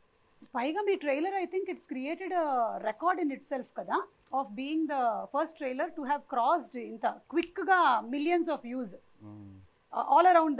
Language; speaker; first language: Telugu; native; Telugu